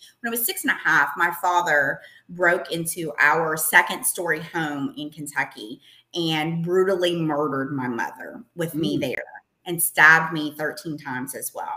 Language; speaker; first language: English; native; English